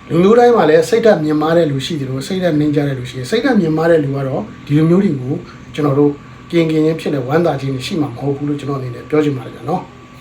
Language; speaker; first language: Burmese; non-native, local second language; Karen languages